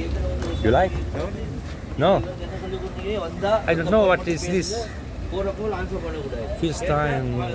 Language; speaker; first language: English; non-native, learner; Slovenian